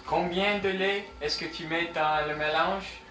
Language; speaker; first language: French; non-native, learner; English